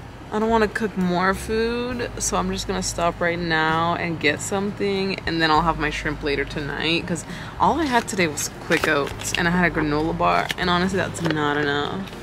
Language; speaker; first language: English; early bilingual, other home language; Spanish